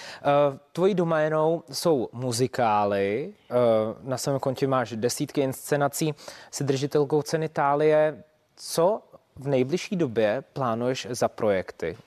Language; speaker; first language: Czech; native; Czech